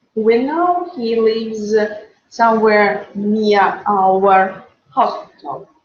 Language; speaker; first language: English; non-native, fluent; Russian